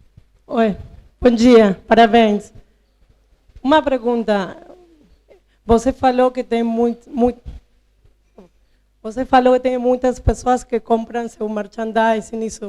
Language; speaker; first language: Portuguese; non-native, fluent; Spanish